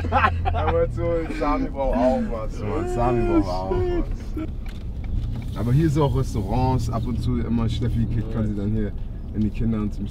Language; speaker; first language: German; native; German